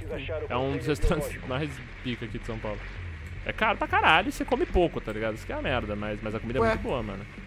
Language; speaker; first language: Portuguese; native; Portuguese